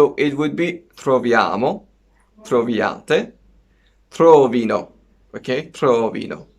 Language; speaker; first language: Italian; non-native, fluent; Persian